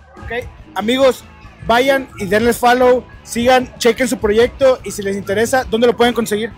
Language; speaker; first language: Spanish; native; Spanish